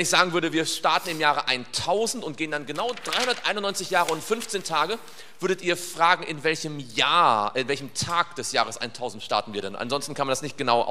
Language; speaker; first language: German; native; German